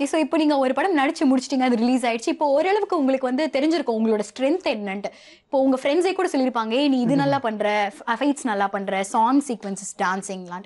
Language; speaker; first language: Tamil; native; Tamil